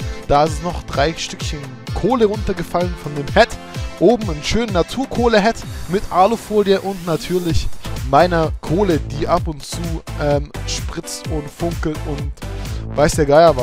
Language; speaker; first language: German; native; German